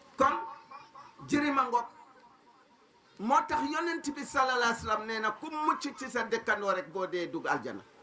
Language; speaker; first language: Wolof; non-native, local second language; Serer